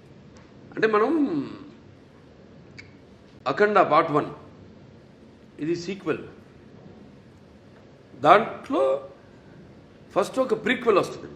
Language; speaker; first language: Telugu; native; Telugu